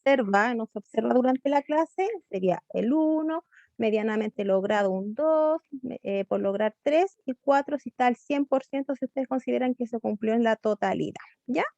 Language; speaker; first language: Spanish; native; Spanish